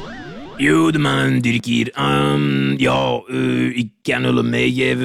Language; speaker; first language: Dutch; native; Dutch